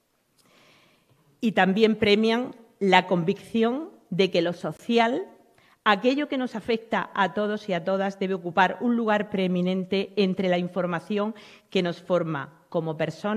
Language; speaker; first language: Spanish; native; Spanish